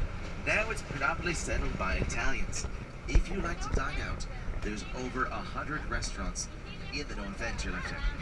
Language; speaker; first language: English; native; English